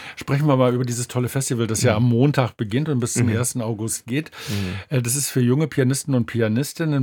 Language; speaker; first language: German; native; German